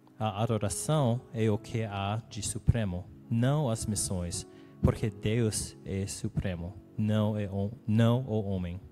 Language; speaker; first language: Portuguese; non-native, learner; English